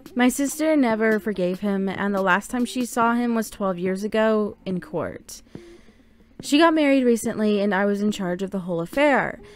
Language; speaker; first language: English; native; English